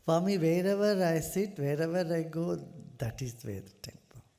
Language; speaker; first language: English; non-native, local second language; Kannada